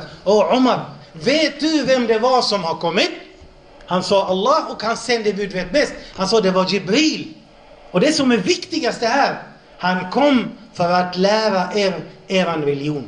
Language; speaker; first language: Swedish; non-native, local second language; Arabic